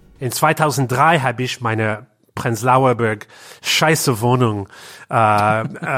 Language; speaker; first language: German; non-native, learner; English